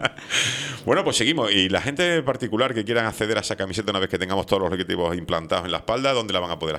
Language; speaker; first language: Spanish; native; Spanish